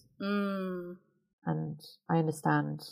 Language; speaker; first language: English; native; English